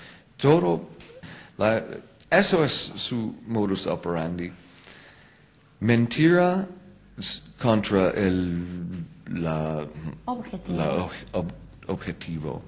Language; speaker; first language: Spanish; non-native, fluent; English